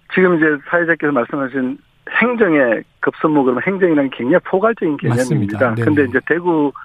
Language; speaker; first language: Korean; native; Korean